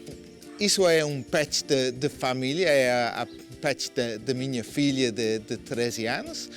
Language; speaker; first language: Portuguese; non-native, fluent; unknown